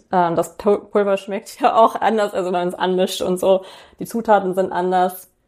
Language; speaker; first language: German; native; German